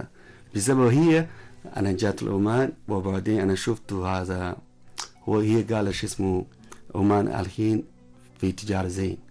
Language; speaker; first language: Arabic; non-native, learner; Chinese